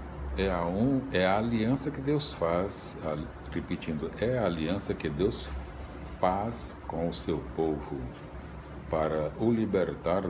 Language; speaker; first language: Portuguese; native; Portuguese